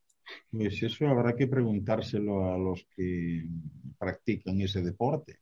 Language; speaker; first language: Spanish; native; Spanish